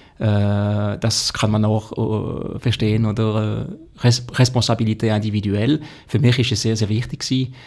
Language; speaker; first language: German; non-native, local second language; French